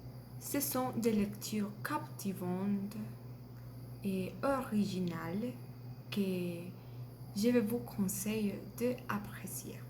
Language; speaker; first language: French; non-native, learner; Spanish